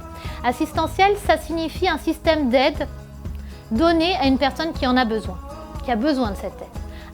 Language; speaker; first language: French; native; French